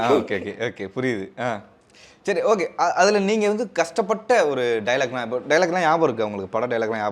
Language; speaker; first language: Tamil; native; Tamil